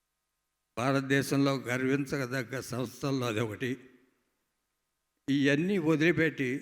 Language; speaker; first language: Telugu; native; Telugu